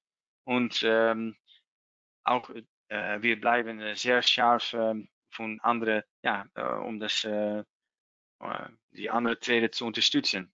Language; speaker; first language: German; non-native, learner; Dutch